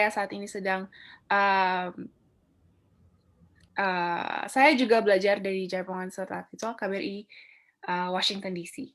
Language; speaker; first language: Indonesian; native; Indonesian